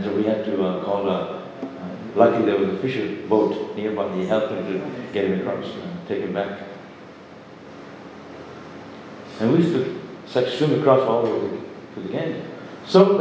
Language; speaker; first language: English; non-native, local second language; Bangla